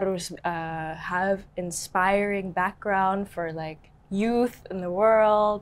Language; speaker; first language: English; native; English